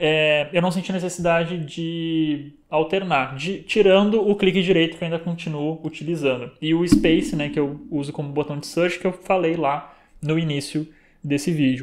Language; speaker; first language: Portuguese; native; Portuguese